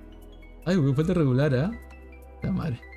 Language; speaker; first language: Spanish; native; Spanish